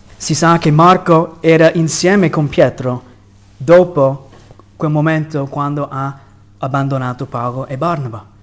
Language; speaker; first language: Italian; non-native, fluent; English